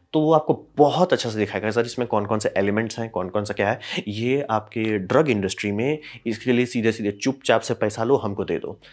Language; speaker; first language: Hindi; native; Hindi